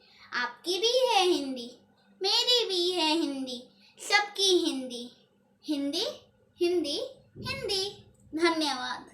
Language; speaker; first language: Hindi; non-native, local second language; Odia